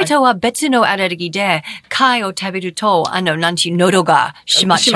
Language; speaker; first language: Japanese; non-native, fluent; English